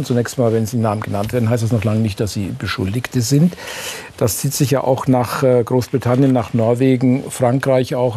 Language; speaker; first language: German; native; German